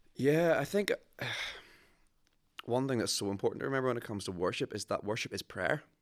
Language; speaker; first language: English; native; English